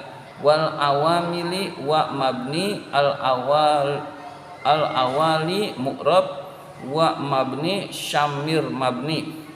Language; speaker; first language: Arabic; non-native, fluent; Indonesian